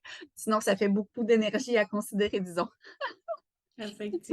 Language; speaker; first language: French; native; French